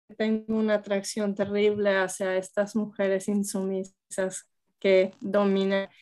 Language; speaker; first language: Spanish; native; Spanish